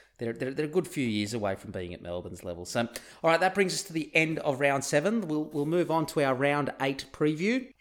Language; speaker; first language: English; early bilingual, other home language; Turkish